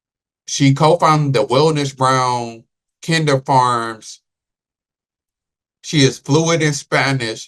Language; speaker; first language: English; native; English